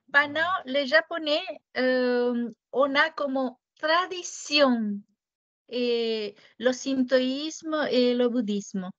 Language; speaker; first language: French; non-native, fluent; Japanese